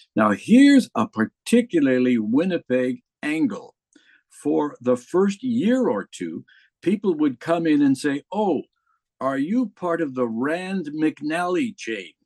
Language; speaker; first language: English; native; English